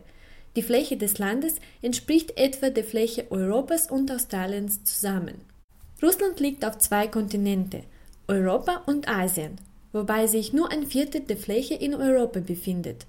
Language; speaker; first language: German; non-native, fluent; Russian